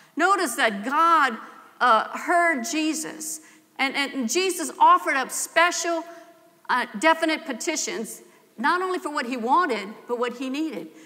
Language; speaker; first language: English; native; English